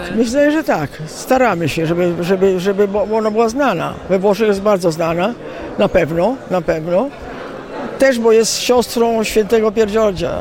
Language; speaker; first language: Polish; early bilingual, heritage; Italian